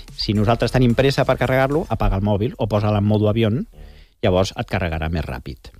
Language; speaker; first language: Catalan; non-native, local second language; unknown